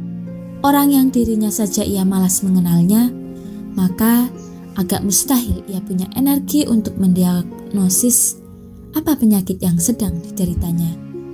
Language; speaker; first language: Indonesian; native; Indonesian